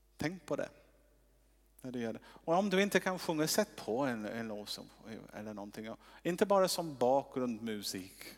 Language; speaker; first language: Swedish; non-native, fluent; English